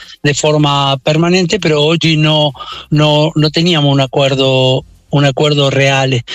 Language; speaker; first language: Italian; non-native, learner; Spanish